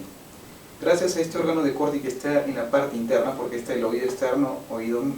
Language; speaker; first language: Spanish; native; Spanish